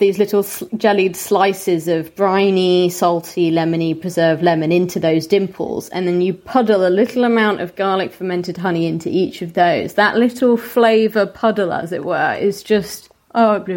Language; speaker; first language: English; native; English